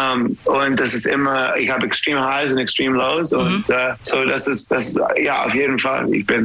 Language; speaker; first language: German; non-native, fluent; English